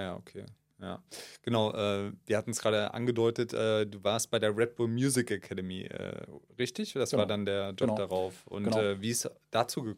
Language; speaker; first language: German; native; German